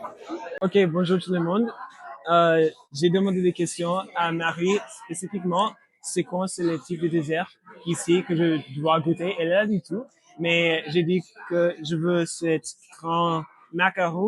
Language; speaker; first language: French; non-native, learner; English